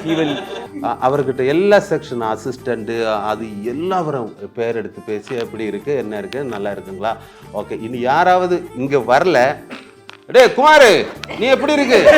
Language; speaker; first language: Tamil; non-native, learner; Malayalam